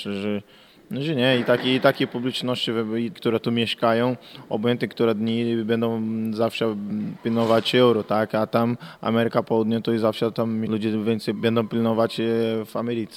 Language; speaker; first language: Polish; non-native, fluent; Portuguese